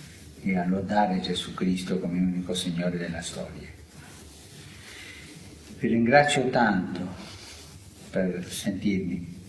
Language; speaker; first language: Italian; non-native, fluent; Spanish